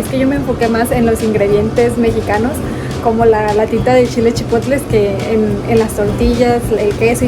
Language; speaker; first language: Spanish; native; Spanish